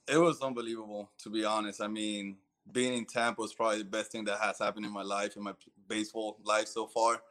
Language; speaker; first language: English; early bilingual, other home language; Spanish